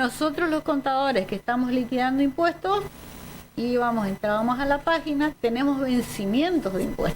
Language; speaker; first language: Spanish; native; Spanish